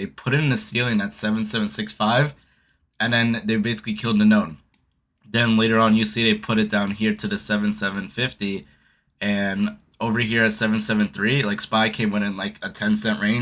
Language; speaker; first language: English; native; English